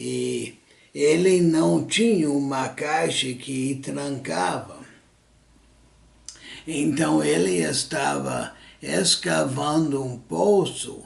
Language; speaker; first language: Portuguese; non-native, fluent; English